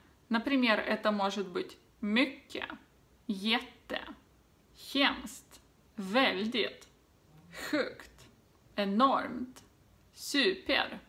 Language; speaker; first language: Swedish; non-native, fluent; Russian